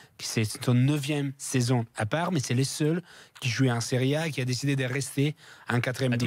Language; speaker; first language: French; non-native, fluent; Italian